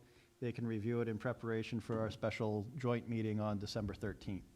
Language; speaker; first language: English; native; English